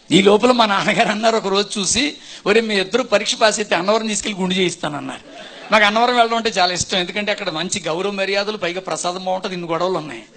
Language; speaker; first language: Telugu; non-native, local second language; Tamil